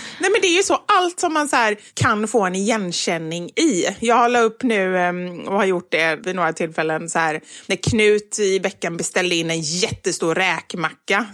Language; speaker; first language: Swedish; native; Swedish